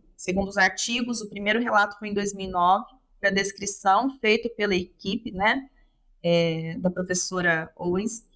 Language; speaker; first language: Portuguese; native; Portuguese